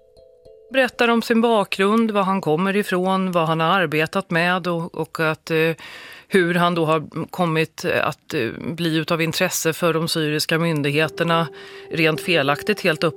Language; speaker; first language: Swedish; native; Swedish